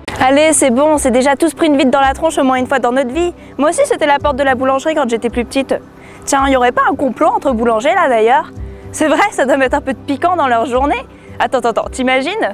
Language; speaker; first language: French; native; French